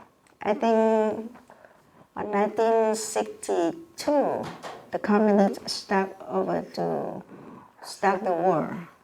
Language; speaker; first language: English; non-native, learner; Vietnamese